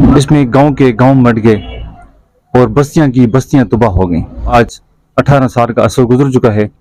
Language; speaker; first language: Urdu; non-native, local second language; Northern Hindko